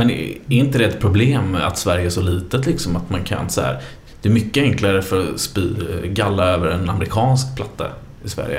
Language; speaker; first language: Swedish; native; Swedish